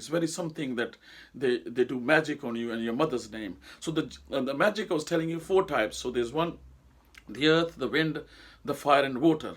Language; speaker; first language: English; non-native, local second language; Urdu